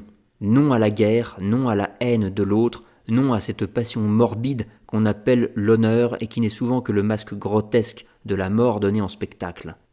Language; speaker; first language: French; native; French